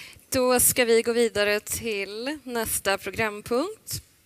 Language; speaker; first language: Swedish; native; Swedish